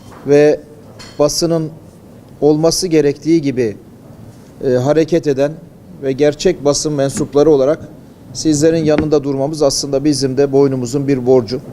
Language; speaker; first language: Turkish; native; Turkish